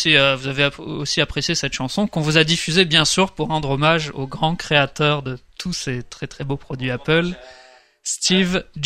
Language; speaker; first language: French; native; French